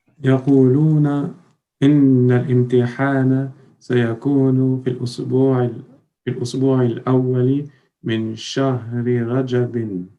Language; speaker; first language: Arabic; non-native, learner; French